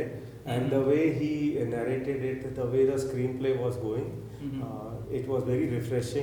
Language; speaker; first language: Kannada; non-native, learner; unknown